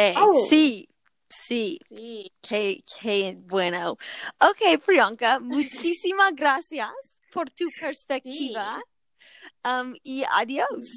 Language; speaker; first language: Spanish; non-native, learner; English